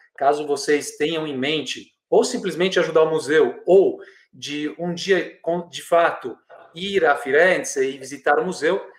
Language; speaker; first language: Portuguese; non-native, fluent; Italian